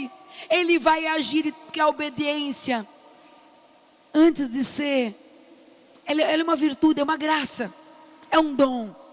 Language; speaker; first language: Portuguese; native; Portuguese